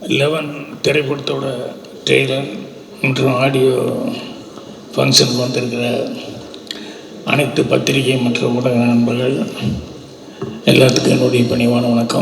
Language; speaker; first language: Tamil; native; Tamil